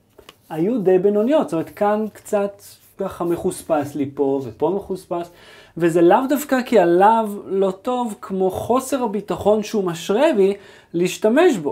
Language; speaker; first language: Hebrew; native; Hebrew